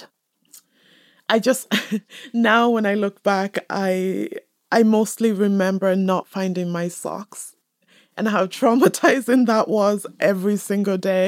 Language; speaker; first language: English; native; English